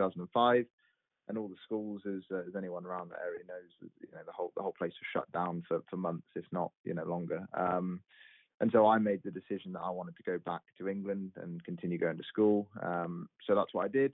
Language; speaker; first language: English; native; English